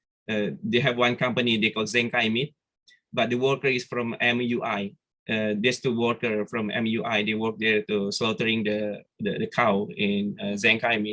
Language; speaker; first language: English; non-native, fluent; Indonesian